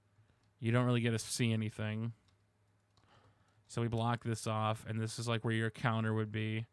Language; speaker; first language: English; native; English